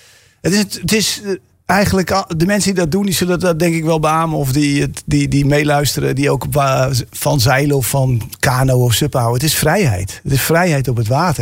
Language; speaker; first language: Dutch; native; Dutch